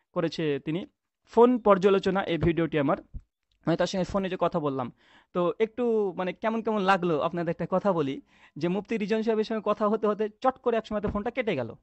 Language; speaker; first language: Bangla; native; Bangla